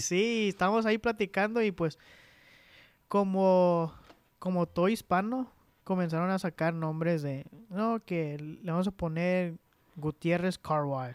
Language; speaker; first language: Spanish; early bilingual, heritage; Spanish